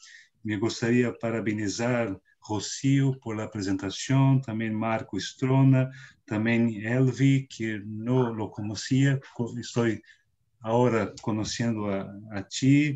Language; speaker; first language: Spanish; non-native, fluent; Portuguese